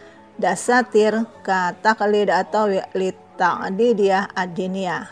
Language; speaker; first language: Arabic; non-native, fluent; Indonesian